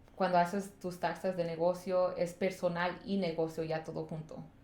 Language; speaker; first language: Spanish; early bilingual, heritage; Spanish